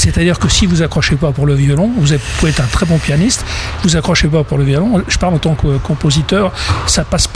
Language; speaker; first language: French; native; French